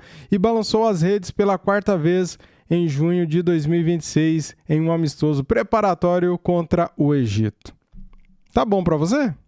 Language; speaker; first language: Portuguese; native; Portuguese